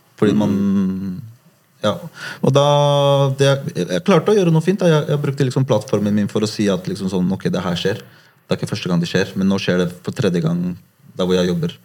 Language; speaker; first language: Norwegian; early bilingual, other home language; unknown